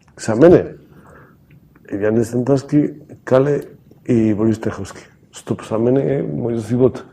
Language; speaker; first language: Macedonian; non-native, learner; Spanish